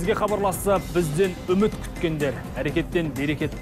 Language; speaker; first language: Kazakh; native; Kazakh